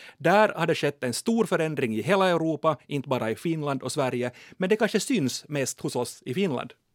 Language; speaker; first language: Swedish; native; Swedish